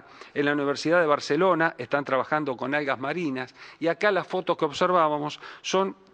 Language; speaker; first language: Spanish; native; Spanish